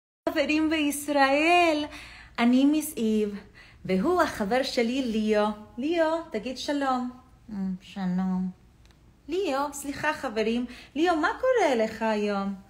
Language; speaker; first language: Hebrew; non-native, fluent; English